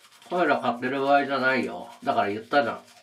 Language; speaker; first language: Japanese; native; Japanese